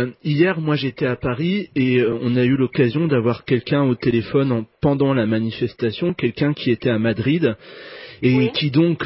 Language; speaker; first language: French; native; French